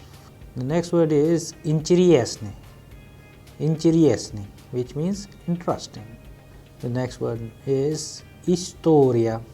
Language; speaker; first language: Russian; non-native, fluent; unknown